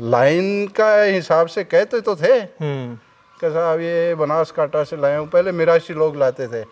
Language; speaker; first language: Hindi; native; Hindi